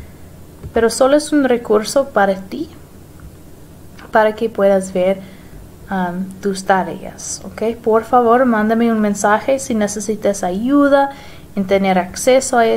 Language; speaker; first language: Spanish; non-native, fluent; English